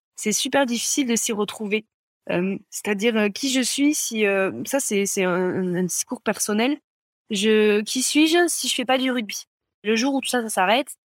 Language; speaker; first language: French; native; French